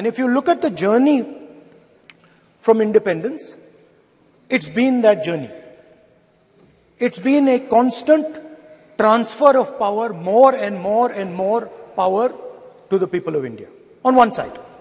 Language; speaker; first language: English; non-native, local second language; Hindi